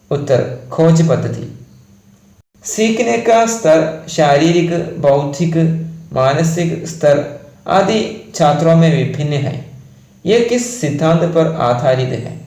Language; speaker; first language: Hindi; non-native, local second language; Malayalam